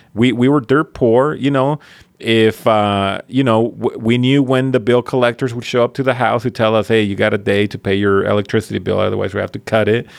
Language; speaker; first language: English; early bilingual, other home language; Spanish